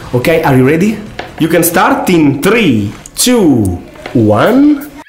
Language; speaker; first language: English; non-native, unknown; Italian